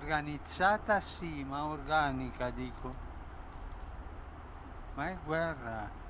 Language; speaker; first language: Italian; early bilingual, heritage; Spanish